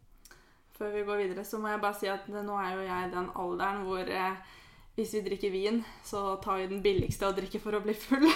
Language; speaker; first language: Norwegian; native; Norwegian